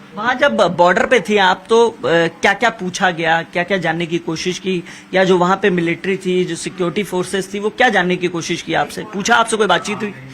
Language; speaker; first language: Hindi; native; Hindi